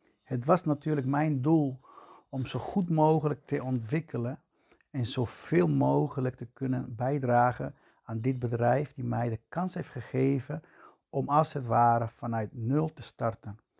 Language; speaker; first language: Dutch; non-native, fluent; Spanish